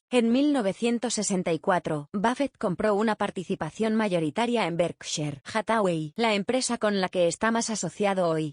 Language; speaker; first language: Spanish; native; Spanish